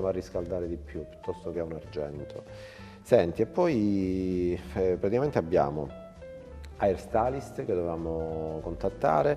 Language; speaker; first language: Italian; native; Italian